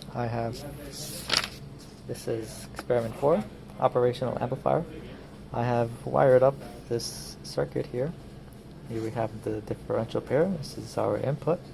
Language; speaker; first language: English; native; English